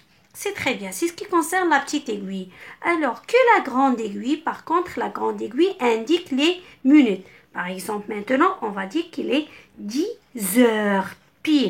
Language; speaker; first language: French; non-native, local second language; Arabic